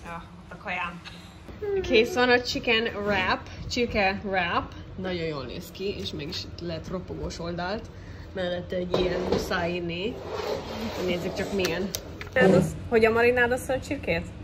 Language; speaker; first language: Hungarian; early bilingual, heritage; English